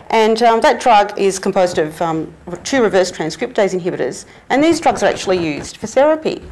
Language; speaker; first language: English; native; English